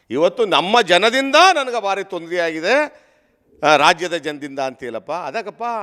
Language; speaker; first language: Kannada; native; Kannada